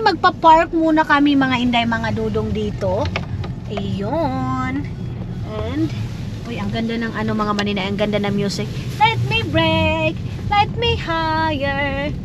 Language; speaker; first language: Filipino; non-native, local second language; Cebuano